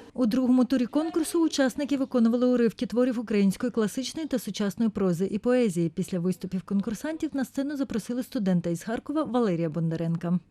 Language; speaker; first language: Ukrainian; native; Ukrainian